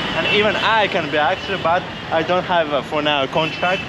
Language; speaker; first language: English; non-native, fluent; Russian